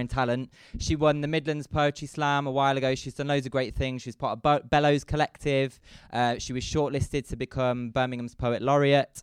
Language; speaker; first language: English; native; English